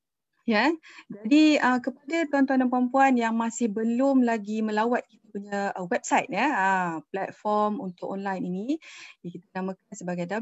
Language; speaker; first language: Malay; native; Malay